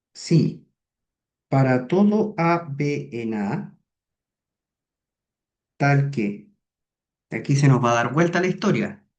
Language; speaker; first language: Spanish; native; Spanish